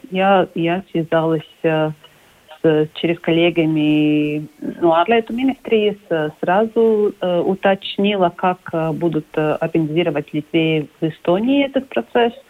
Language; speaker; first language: Russian; non-native, local second language; Latvian